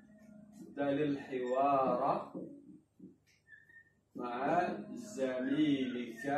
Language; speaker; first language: Arabic; non-native, fluent; Khmer